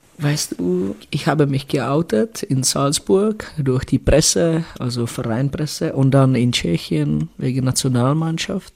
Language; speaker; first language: German; non-native, fluent; Czech